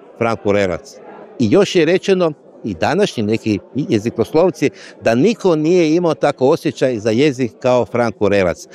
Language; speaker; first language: Croatian; native; Croatian